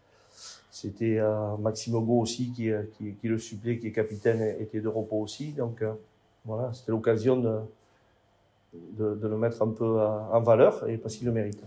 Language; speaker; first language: French; native; French